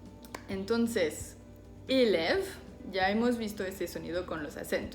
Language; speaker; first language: Spanish; non-native, fluent; French